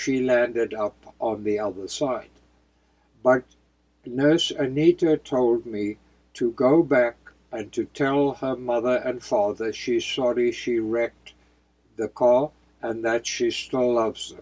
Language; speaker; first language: English; native; English